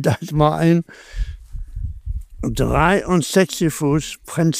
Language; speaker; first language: German; non-native, learner; Danish